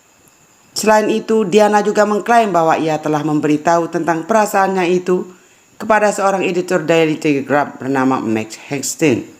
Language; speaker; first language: Indonesian; native; Indonesian